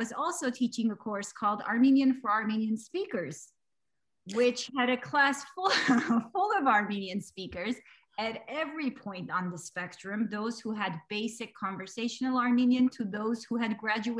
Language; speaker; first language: English; early bilingual, other home language; Armenian